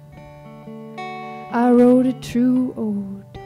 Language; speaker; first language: English; native; English